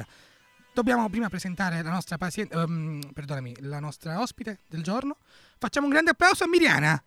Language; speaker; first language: Italian; native; Italian